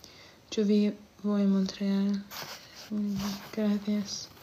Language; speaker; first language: Spanish; non-native, learner; Arabic